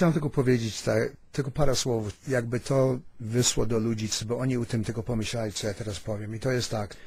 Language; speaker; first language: Polish; early bilingual, heritage; Polish